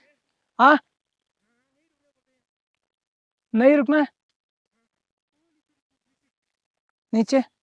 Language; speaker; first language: Hindi; non-native, local second language; Kannada